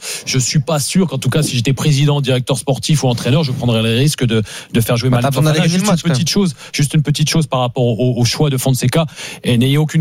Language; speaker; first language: French; native; French